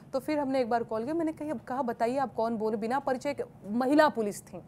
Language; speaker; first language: Hindi; native; Hindi